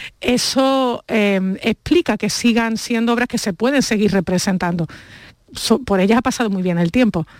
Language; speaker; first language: Spanish; native; Spanish